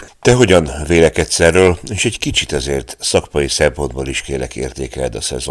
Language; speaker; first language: Hungarian; native; Hungarian